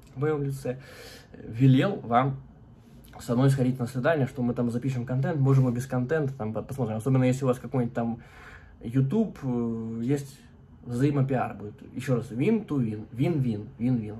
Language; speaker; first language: Russian; native; Russian